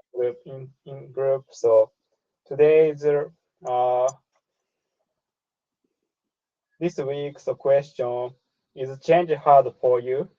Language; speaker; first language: English; non-native, learner; Japanese